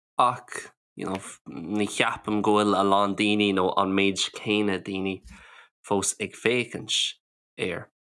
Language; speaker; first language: Irish; non-native, local second language; English